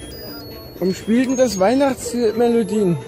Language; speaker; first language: German; native; German